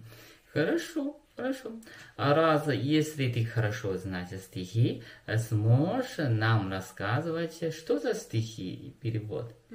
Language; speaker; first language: Russian; non-native, learner; Chinese